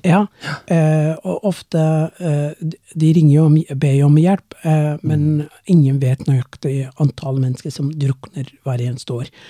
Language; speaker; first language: Norwegian; non-native, fluent; Somali